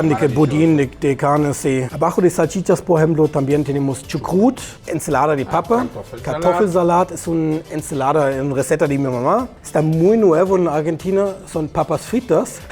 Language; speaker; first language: Spanish; non-native, fluent; German